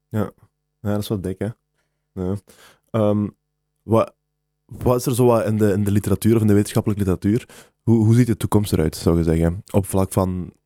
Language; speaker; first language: Dutch; native; Dutch